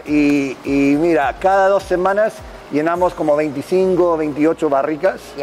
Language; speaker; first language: Spanish; non-native, fluent; English